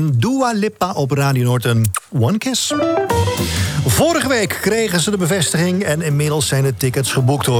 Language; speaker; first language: Dutch; native; Dutch